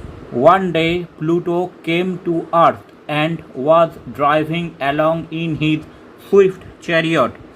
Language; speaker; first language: English; non-native, local second language; Bangla